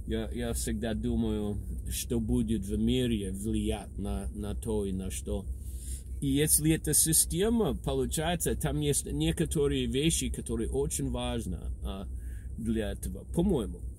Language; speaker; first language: Russian; non-native, fluent; English